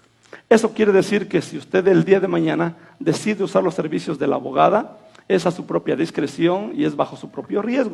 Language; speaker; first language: Spanish; native; Spanish